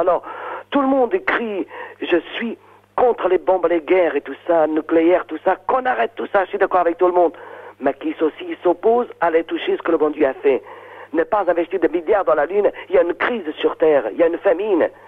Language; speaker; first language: French; non-native, fluent; Portuguese